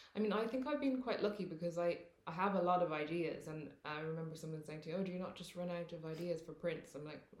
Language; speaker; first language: English; native; English